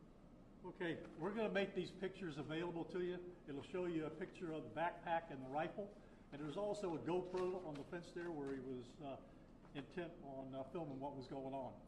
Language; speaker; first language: English; native; English